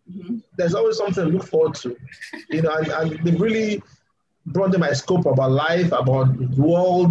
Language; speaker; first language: English; non-native, local second language; Yoruba